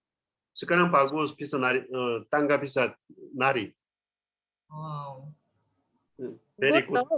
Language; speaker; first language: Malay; non-native, learner; Korean